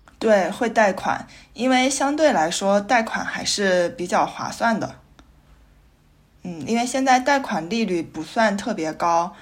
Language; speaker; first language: Chinese; native; Chinese